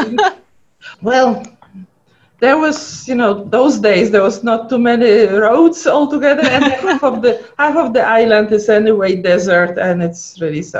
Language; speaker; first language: English; non-native, fluent; Polish